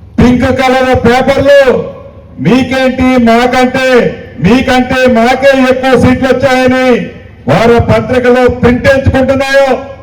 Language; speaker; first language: Telugu; native; Telugu